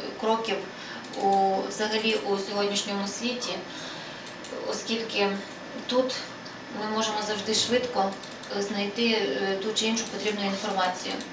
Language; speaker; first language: Ukrainian; native; Ukrainian